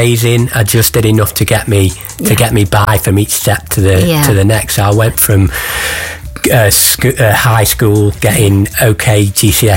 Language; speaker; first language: English; native; English